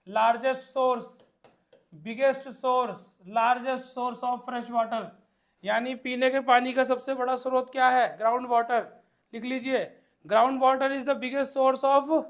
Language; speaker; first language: Hindi; native; Hindi